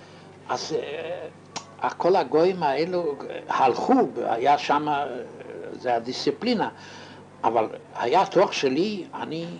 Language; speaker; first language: Hebrew; non-native, fluent; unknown